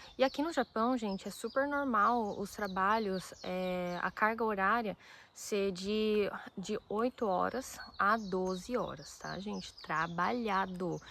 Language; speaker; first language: Portuguese; early bilingual, other home language; Japanese